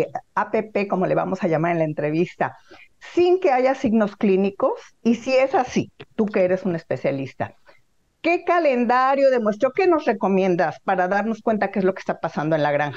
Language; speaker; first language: Spanish; native; Spanish